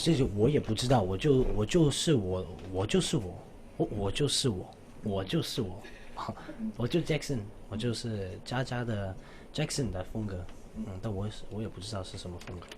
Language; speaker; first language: Chinese; non-native, local second language; Cantonese